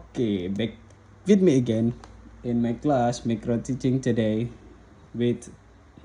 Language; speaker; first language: English; non-native, learner; Indonesian